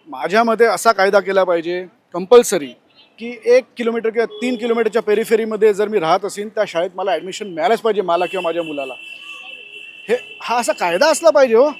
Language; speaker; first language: Marathi; non-native, local second language; Gujarati